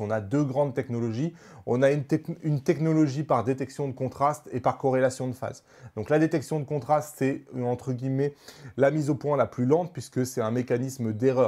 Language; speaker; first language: French; native; French